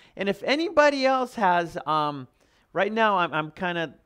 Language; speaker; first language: English; native; English